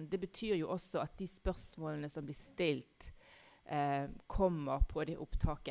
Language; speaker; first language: Norwegian; native; Norwegian